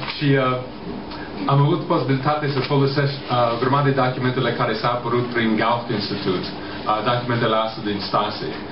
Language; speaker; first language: Romanian; non-native, fluent; English